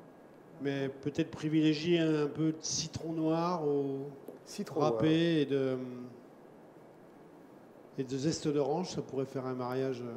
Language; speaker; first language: French; native; French